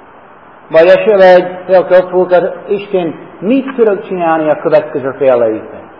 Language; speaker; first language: Hungarian; non-native, fluent; English